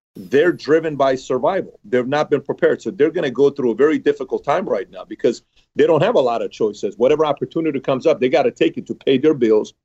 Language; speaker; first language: English; early bilingual, other home language; Persian